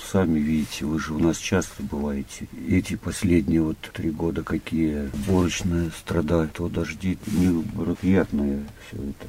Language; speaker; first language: Russian; native; Russian